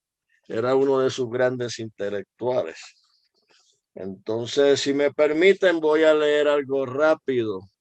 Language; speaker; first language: Spanish; native; Spanish